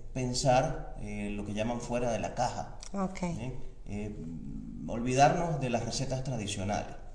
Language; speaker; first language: Spanish; native; Spanish